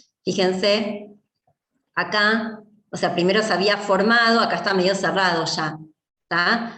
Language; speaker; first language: Spanish; native; Spanish